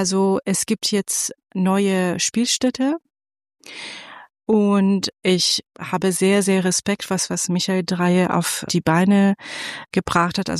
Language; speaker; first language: German; non-native, fluent; Persian